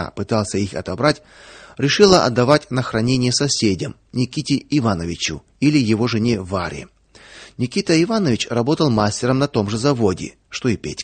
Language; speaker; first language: Russian; native; Russian